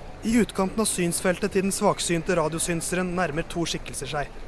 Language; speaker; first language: Norwegian; native; Norwegian